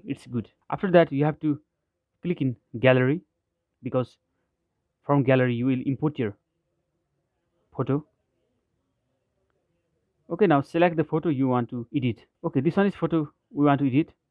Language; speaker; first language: English; non-native, fluent; Nepali